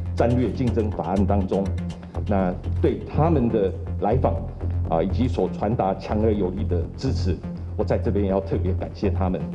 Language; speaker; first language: Chinese; native; Chinese